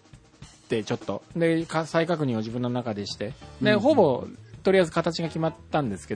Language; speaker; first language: Japanese; native; Japanese